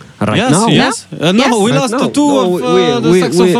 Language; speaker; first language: English; non-native, learner; French